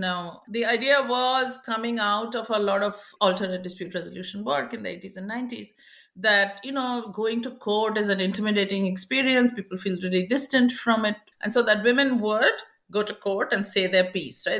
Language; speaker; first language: English; non-native, local second language; Bangla